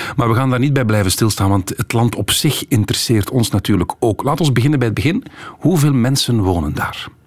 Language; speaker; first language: Dutch; native; Dutch